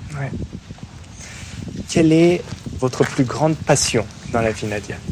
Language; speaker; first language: French; native; French